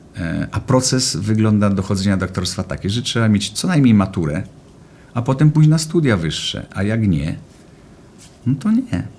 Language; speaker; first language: Polish; native; Polish